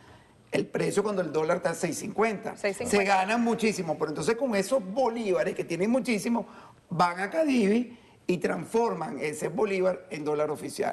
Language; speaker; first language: Spanish; native; Spanish